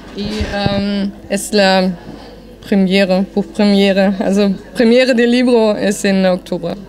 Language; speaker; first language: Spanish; non-native, learner; German